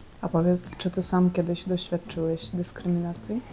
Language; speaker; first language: Polish; non-native, fluent; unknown